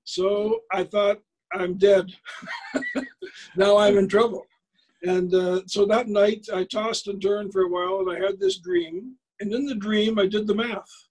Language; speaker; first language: English; native; English